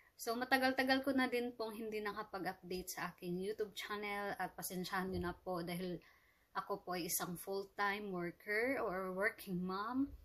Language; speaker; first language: Filipino; native; Filipino